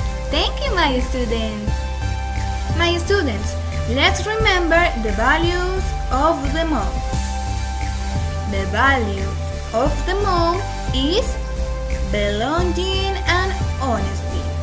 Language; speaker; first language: English; non-native, fluent; Spanish